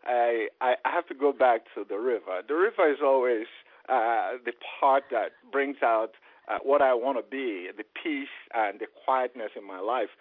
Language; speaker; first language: English; non-native, local second language; Igbo